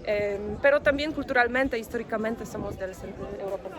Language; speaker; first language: Spanish; non-native, fluent; Polish